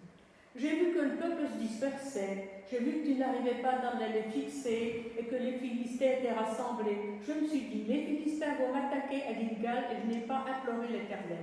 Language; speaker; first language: French; native; French